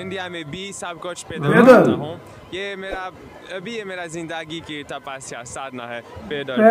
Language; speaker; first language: Hindi; non-native, learner; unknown